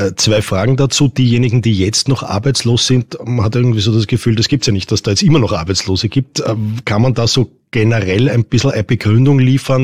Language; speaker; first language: German; native; German